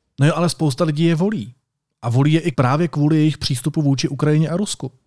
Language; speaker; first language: Czech; native; Czech